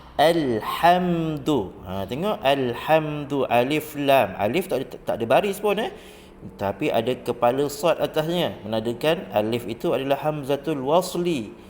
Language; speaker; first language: Malay; native; Malay